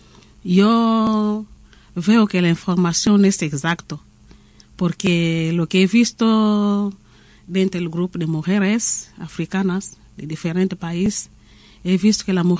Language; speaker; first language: Spanish; non-native, learner; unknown